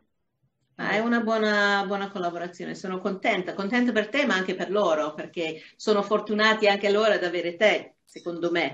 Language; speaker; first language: Italian; non-native, fluent; English